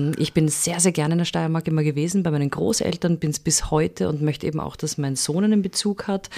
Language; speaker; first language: German; native; German